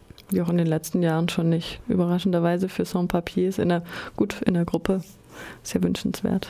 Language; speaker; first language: German; native; German